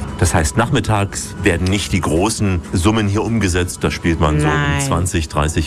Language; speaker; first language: German; native; German